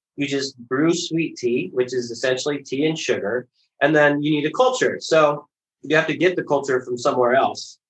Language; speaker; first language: English; native; English